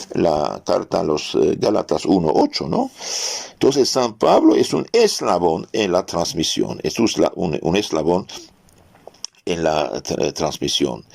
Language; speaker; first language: Spanish; non-native, fluent; French